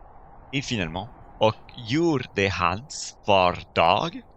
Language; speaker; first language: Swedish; non-native, fluent; French